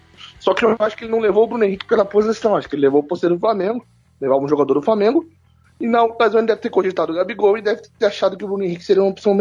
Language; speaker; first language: Portuguese; native; Portuguese